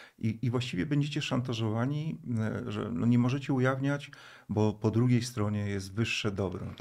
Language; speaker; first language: Polish; native; Polish